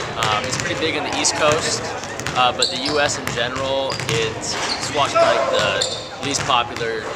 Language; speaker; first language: English; native; English